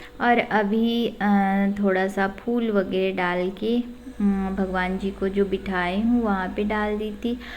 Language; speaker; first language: Hindi; non-native, local second language; Odia